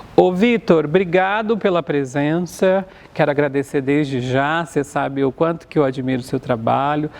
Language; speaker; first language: Portuguese; native; Portuguese